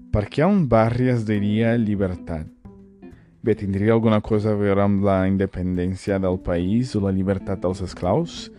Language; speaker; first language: Catalan; non-native, fluent; Portuguese